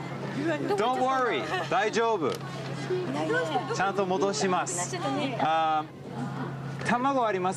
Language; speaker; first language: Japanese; early bilingual, heritage; English